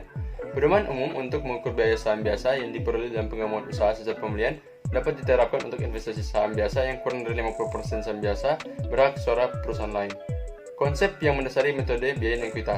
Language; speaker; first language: Indonesian; native; Indonesian